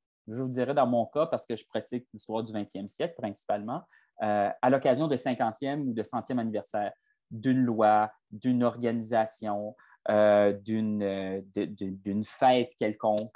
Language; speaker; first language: French; native; French